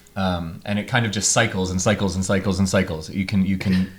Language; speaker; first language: English; native; English